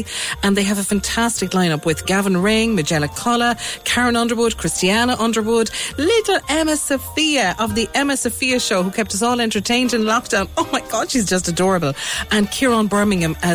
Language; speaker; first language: English; native; English